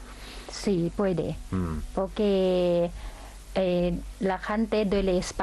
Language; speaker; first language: Spanish; non-native, learner; Thai